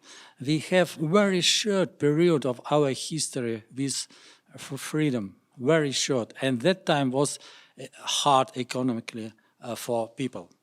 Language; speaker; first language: English; non-native, learner; Russian